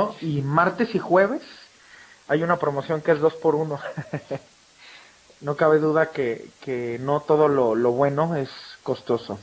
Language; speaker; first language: Spanish; native; Spanish